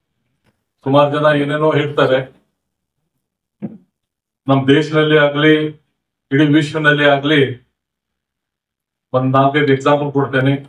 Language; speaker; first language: Kannada; non-native, local second language; Urdu